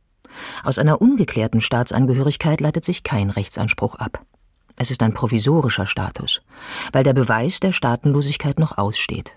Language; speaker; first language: German; native; German